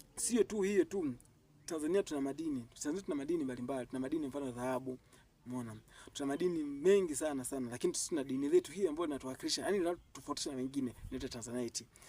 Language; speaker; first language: Swahili; native; Swahili